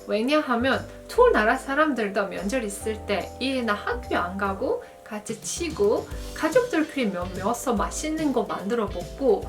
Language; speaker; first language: Korean; non-native, fluent; Azerbaijani